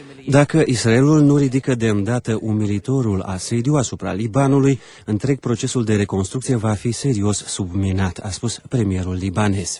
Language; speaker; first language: Romanian; native; Romanian